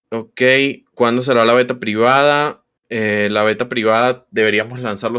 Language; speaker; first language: Spanish; native; Spanish